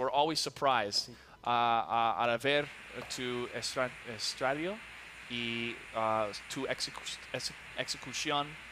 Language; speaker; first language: Spanish; non-native, learner; English